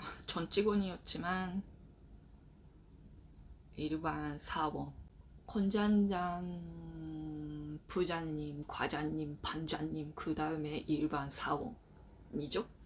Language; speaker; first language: Korean; non-native, learner; Japanese